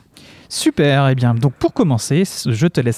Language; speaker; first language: French; native; French